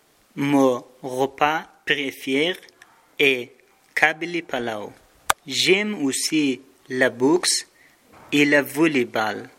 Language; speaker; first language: French; non-native, learner; Persian